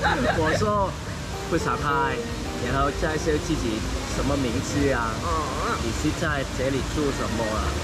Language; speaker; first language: Chinese; non-native, local second language; Cantonese